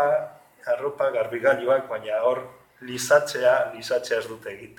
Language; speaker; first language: Basque; non-native, local second language; Spanish